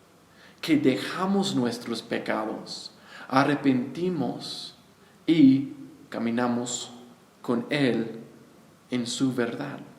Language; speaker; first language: Spanish; non-native, fluent; English